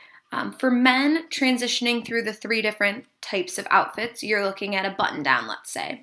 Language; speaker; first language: English; native; English